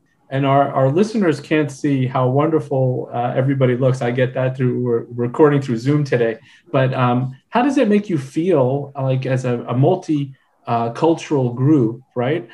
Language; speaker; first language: English; native; English